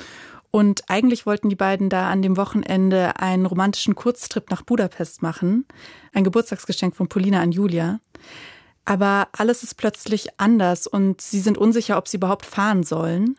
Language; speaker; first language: German; native; German